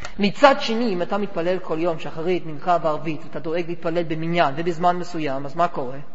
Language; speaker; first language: Hebrew; non-native, fluent; English